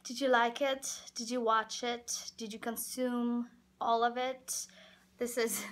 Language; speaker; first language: English; non-native, fluent; Russian